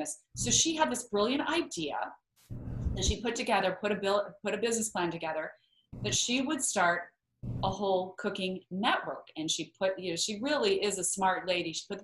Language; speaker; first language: English; native; English